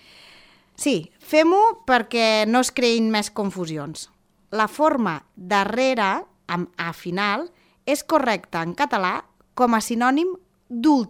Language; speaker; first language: Catalan; native; Catalan